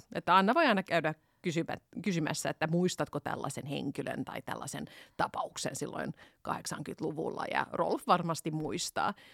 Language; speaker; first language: Finnish; non-native, local second language; Swedish